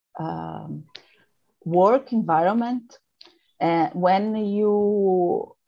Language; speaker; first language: English; non-native, learner; Portuguese